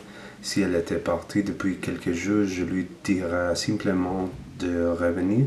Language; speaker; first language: French; non-native, learner; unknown